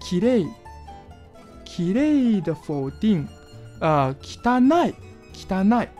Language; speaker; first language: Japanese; non-native, fluent; Chinese